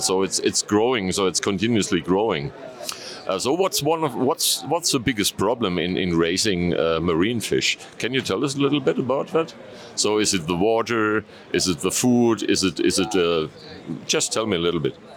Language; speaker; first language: English; non-native, fluent; German